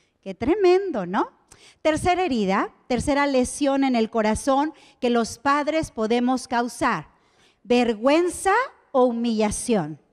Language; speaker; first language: Spanish; native; Spanish